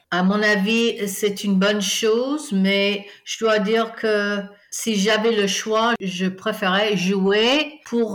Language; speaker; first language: French; non-native, fluent; English